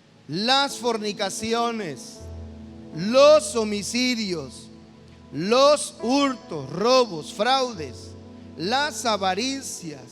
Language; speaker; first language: Spanish; native; Spanish